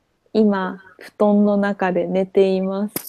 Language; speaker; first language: Japanese; non-native, fluent; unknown